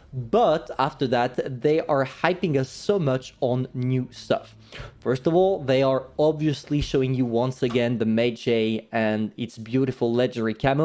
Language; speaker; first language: English; non-native, fluent; French